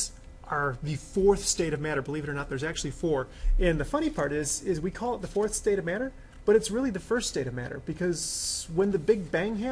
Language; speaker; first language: English; native; English